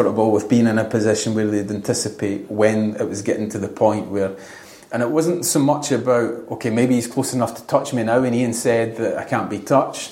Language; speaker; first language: English; native; English